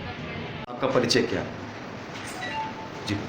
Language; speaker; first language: Hindi; native; Hindi